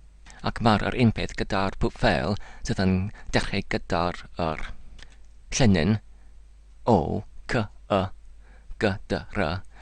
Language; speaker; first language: Welsh; non-native, learner; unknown